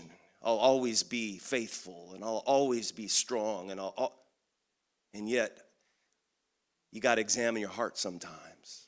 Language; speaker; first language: English; native; English